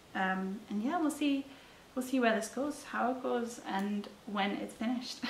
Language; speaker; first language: English; non-native, fluent; German